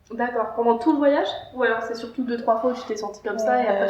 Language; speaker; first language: French; native; French